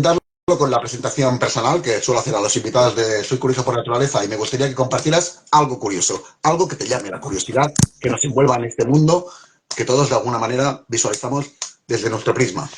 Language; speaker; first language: Spanish; native; Spanish